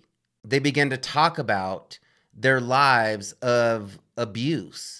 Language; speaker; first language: English; native; English